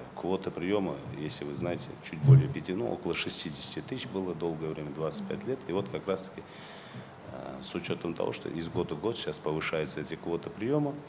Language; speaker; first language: Russian; non-native, local second language; Uzbek